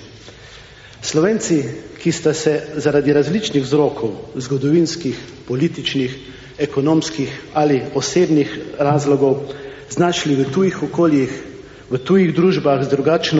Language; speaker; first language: Slovenian; native; Slovenian